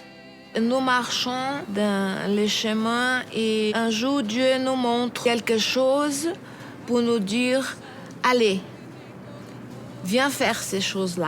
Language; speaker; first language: French; non-native, fluent; Portuguese